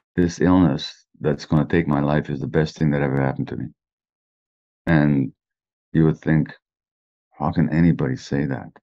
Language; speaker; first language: English; native; English